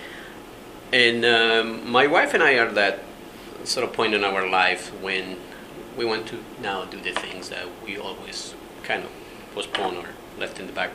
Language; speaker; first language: English; non-native, fluent; Spanish